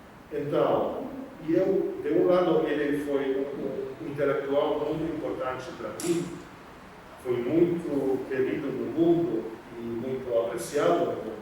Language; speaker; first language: Portuguese; non-native, fluent; Polish